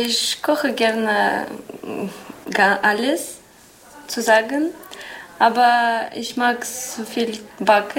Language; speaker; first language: German; non-native, learner; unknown